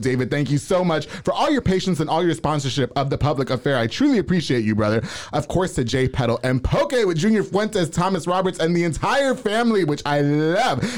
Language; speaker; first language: English; native; English